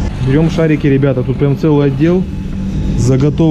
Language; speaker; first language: Russian; native; Russian